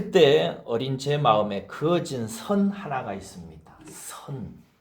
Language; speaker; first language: Korean; native; Korean